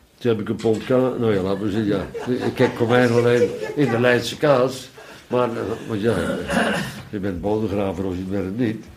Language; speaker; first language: Dutch; native; Dutch